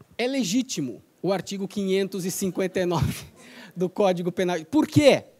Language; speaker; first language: Portuguese; native; Portuguese